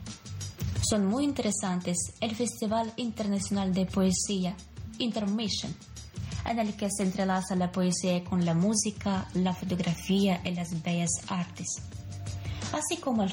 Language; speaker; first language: Spanish; non-native, fluent; Ukrainian